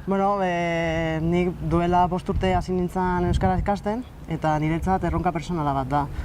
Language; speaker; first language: Basque; non-native, local second language; Spanish